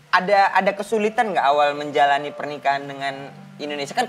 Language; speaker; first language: Indonesian; native; Indonesian